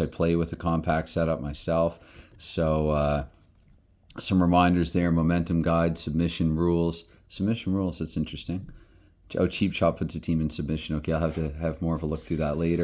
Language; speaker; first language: English; native; English